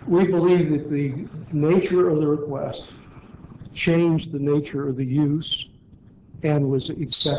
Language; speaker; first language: English; native; English